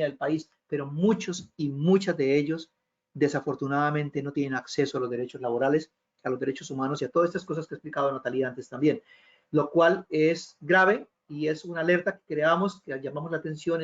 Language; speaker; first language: Spanish; native; Spanish